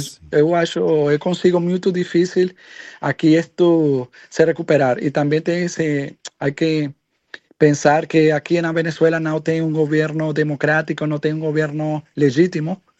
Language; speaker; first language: Portuguese; non-native, learner; Spanish